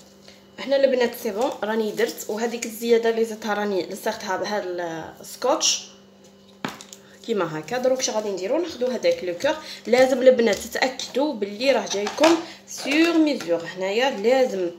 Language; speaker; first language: Arabic; native; Arabic